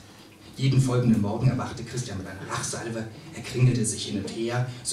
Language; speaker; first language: German; native; German